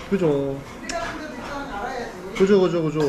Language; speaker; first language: Korean; native; Korean